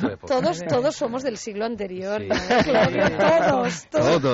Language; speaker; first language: Spanish; native; Spanish